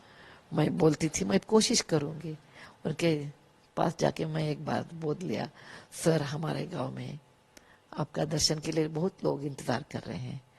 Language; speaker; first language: Hindi; non-native, local second language; Kannada